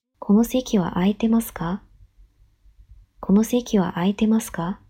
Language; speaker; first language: Japanese; non-native, fluent; Chinese